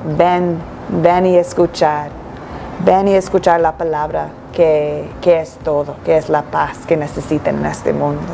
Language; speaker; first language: Spanish; non-native, fluent; English